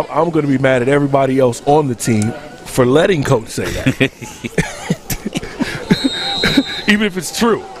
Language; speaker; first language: English; native; English